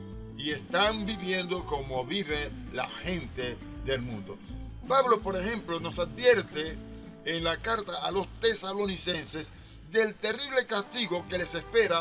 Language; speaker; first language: Spanish; native; Spanish